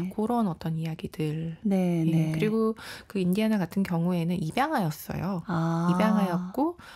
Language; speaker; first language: Korean; native; Korean